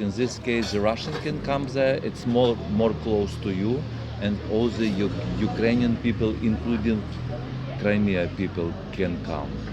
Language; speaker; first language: English; non-native, learner; Russian